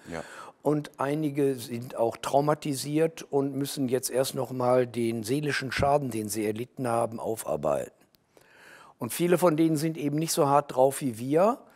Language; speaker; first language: German; native; German